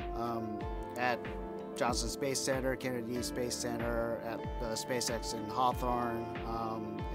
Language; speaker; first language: English; non-native, fluent; Japanese